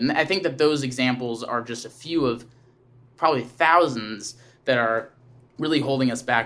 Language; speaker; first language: English; native; English